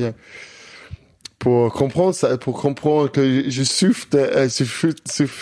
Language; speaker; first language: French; non-native, learner; English